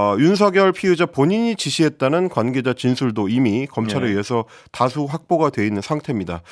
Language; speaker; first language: Korean; native; Korean